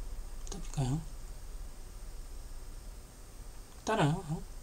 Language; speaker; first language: Korean; native; Korean